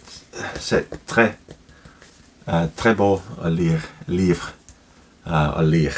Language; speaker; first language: French; non-native, learner; Finnish